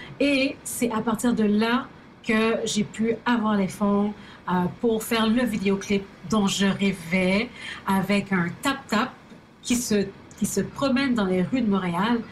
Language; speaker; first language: French; early bilingual, other home language; Haitian Creole